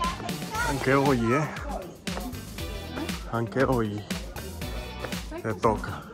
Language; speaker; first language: Italian; non-native, learner; Spanish